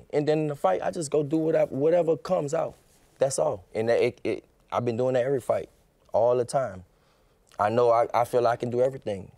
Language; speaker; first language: English; native; English